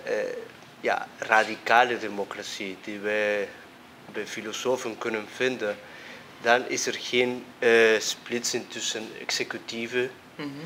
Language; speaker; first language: Dutch; non-native, fluent; Spanish